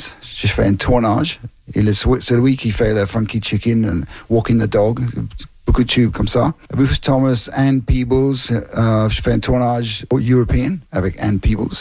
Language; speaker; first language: French; non-native, learner; English